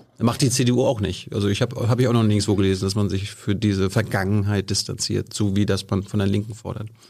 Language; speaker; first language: German; native; German